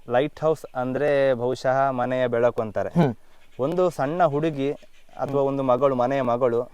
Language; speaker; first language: Kannada; non-native, local second language; Konkani